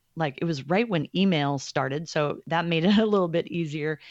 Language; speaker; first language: English; native; English